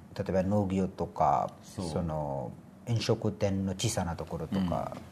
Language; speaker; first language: Japanese; non-native, fluent; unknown